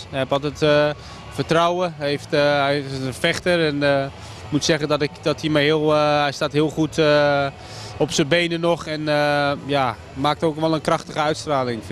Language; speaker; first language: Dutch; native; Dutch